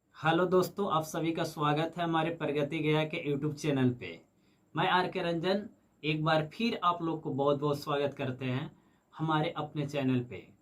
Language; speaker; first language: Hindi; native; Hindi